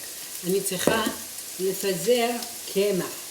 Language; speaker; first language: Hebrew; non-native, fluent; Arabic